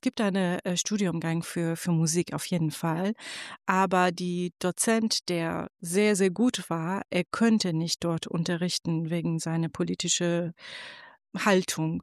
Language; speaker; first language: German; non-native, fluent; Persian